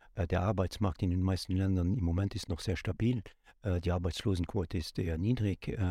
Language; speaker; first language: German; non-native, local second language; Luxembourgish